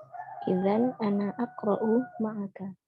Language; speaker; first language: Arabic; non-native, learner; Indonesian